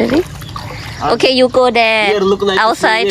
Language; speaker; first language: English; non-native, learner; Thai